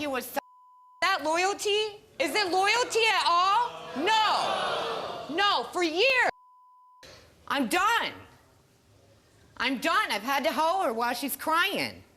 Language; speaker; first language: English; native; English